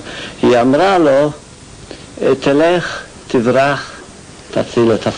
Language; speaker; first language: Hebrew; non-native, fluent; Yiddish